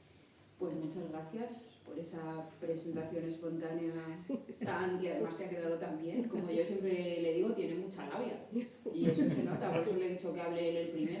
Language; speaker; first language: Spanish; native; Spanish